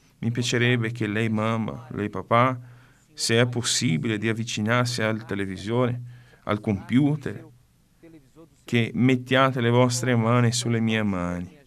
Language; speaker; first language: Italian; non-native, fluent; Portuguese